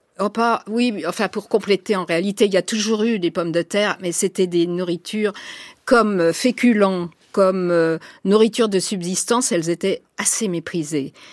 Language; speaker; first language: French; native; French